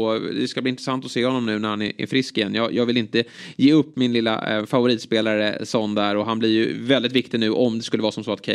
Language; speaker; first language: Swedish; native; Swedish